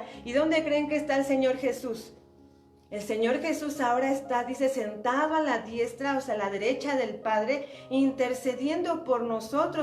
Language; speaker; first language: Spanish; native; Spanish